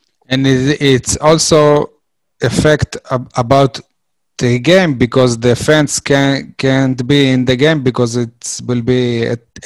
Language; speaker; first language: English; non-native, learner; Hebrew